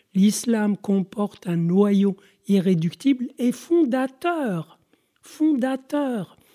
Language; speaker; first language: French; non-native, local second language; Arabic